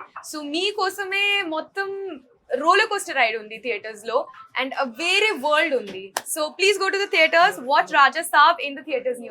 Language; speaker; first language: Telugu; non-native, learner; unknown